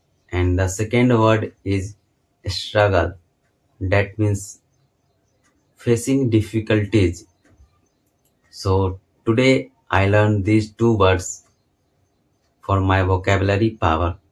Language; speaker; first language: English; non-native, learner; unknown